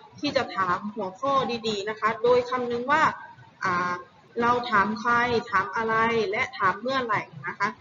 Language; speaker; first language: Thai; native; Thai